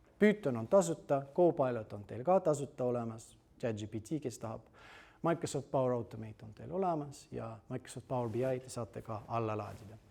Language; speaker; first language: Estonian; non-native, fluent; Russian